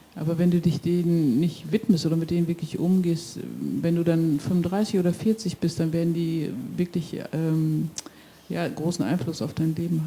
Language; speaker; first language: German; native; German